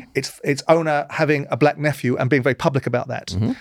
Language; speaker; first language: English; native; English